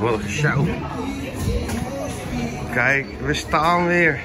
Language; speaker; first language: Dutch; native; Dutch